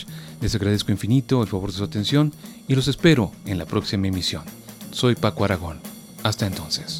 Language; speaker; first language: Spanish; native; Spanish